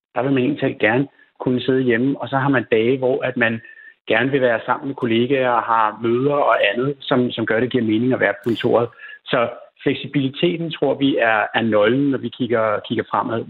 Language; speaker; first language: Danish; native; Danish